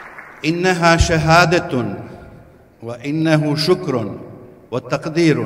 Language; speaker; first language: Arabic; non-native, fluent; Bosnian